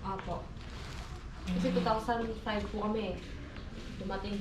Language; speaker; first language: Filipino; native; Filipino